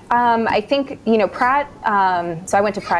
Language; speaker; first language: English; native; English